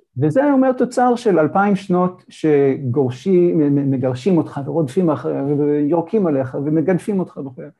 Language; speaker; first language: Hebrew; native; Hebrew